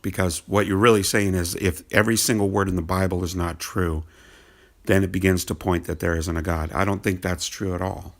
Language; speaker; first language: English; native; English